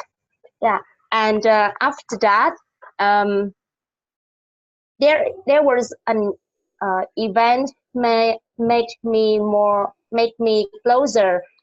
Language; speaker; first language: English; non-native, learner; Vietnamese